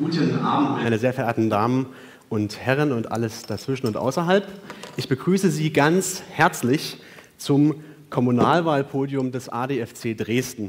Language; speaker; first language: German; native; German